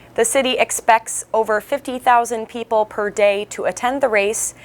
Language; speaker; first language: English; native; English